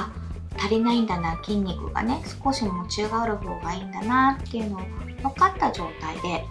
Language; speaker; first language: Japanese; native; Japanese